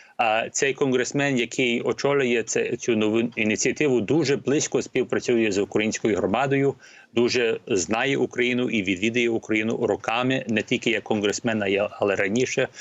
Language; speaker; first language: Ukrainian; early bilingual, heritage; Ukrainian